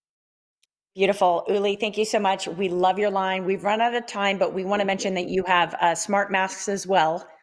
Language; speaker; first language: English; native; English